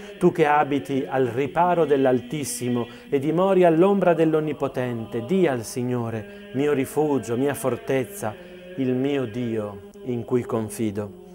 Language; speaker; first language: Italian; native; Italian